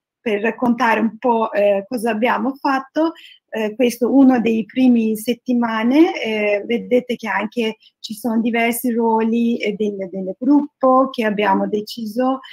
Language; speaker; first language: Italian; non-native, learner; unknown